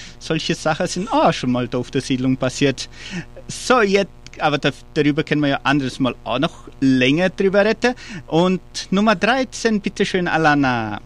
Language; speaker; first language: German; early bilingual, heritage; German